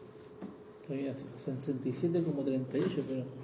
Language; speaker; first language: Spanish; native; Spanish